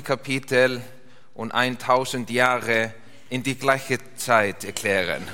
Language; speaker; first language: German; non-native, learner; English